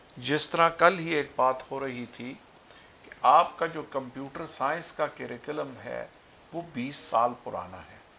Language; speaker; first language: Urdu; non-native, local second language; Pashto